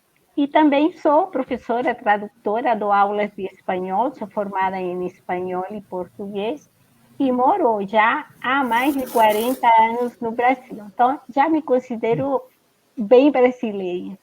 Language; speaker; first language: Portuguese; non-native, fluent; Spanish